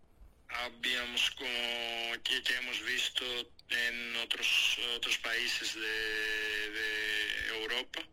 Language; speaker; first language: Spanish; non-native, fluent; Greek